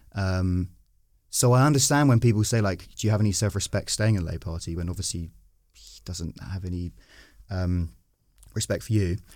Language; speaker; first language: English; native; English